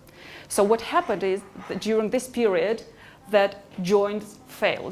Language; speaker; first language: English; non-native, fluent; Hebrew